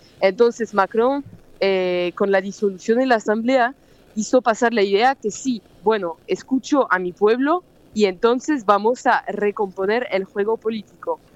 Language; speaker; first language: Spanish; non-native, fluent; French